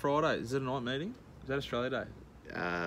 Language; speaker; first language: English; native; English